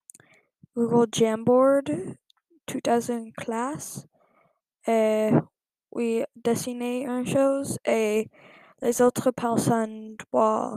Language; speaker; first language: French; non-native, learner; English